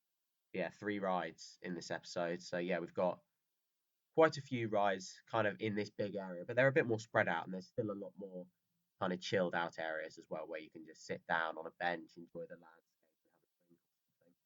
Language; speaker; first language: English; native; English